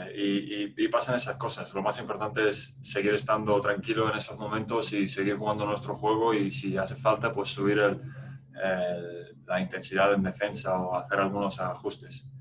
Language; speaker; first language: Spanish; early bilingual, other home language; Latvian